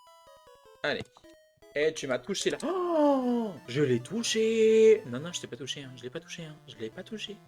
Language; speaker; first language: French; native; French